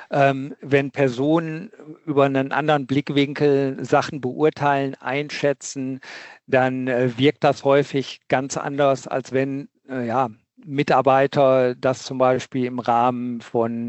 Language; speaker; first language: German; native; German